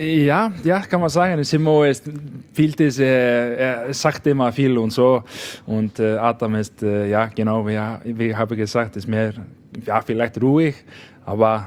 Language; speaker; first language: German; non-native, learner; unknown